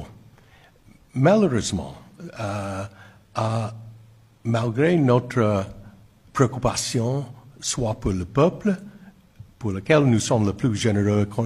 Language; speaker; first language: French; non-native, fluent; English